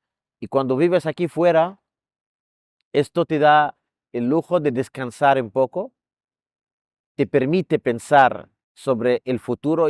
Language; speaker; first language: Spanish; non-native, fluent; Arabic